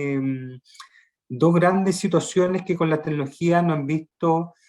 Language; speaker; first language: Spanish; native; Spanish